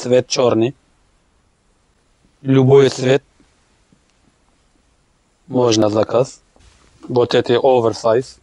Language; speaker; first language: Russian; non-native, learner; Turkish